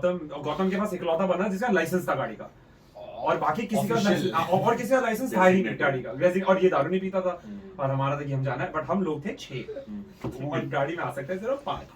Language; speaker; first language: Hindi; native; Hindi